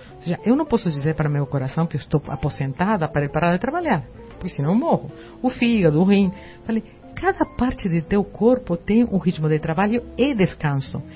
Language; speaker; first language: Portuguese; non-native, fluent; Spanish